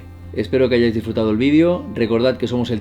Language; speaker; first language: Spanish; native; Spanish